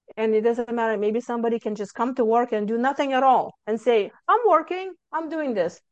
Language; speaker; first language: English; non-native, fluent; Lithuanian